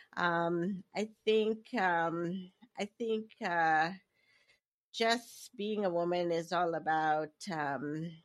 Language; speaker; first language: English; native; English